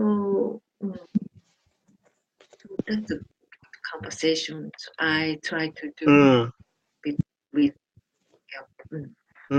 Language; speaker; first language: English; non-native, learner; Japanese